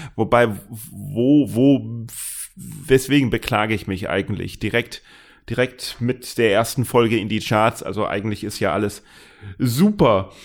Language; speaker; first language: German; native; German